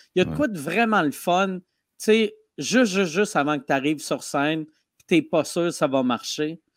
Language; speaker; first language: French; native; French